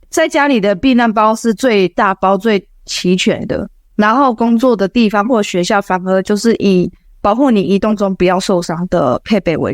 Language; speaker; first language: Chinese; native; Chinese